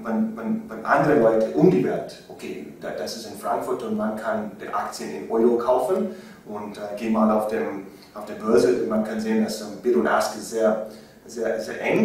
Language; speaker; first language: German; non-native, learner; English